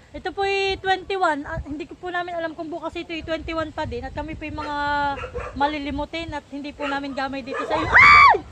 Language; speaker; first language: Filipino; native; Filipino